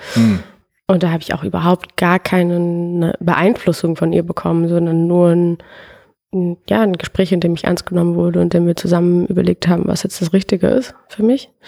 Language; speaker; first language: German; native; German